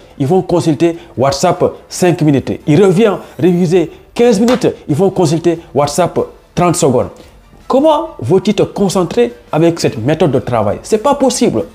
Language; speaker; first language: French; non-native, local second language; Wolof